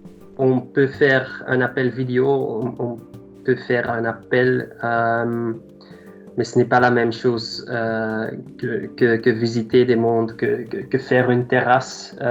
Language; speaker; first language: French; non-native, local second language; Dutch